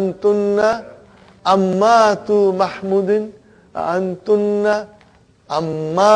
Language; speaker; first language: Arabic; non-native, fluent; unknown